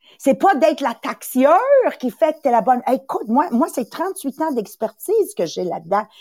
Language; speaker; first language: French; early bilingual, other home language; Italian